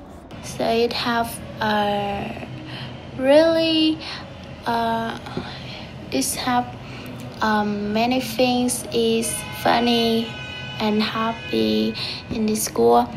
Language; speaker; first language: English; non-native, learner; Vietnamese